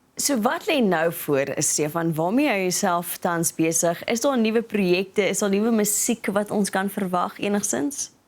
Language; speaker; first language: Afrikaans; native; Afrikaans